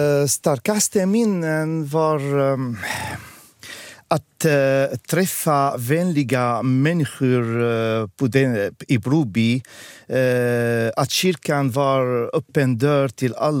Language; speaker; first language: Swedish; non-native, learner; Arabic